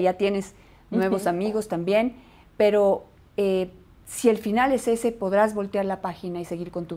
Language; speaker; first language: Spanish; native; Spanish